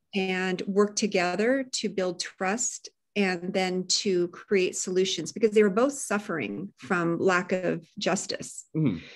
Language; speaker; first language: English; native; English